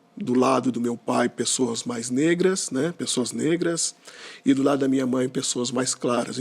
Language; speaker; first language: Portuguese; non-native, local second language; Kabuverdianu